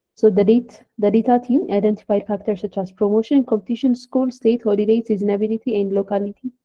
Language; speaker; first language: English; non-native, fluent; Amharic